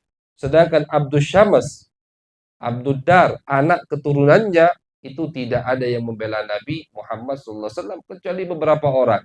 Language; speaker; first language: Indonesian; native; Indonesian